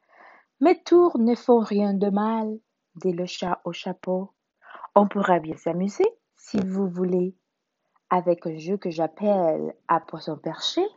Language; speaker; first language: French; non-native, learner; Spanish